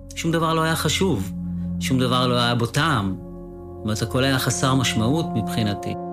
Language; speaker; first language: Hebrew; native; Hebrew